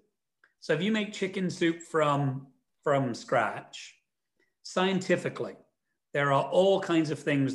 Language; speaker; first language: English; native; English